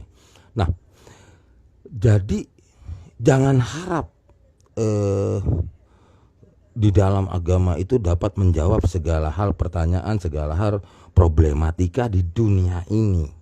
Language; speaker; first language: Indonesian; native; Indonesian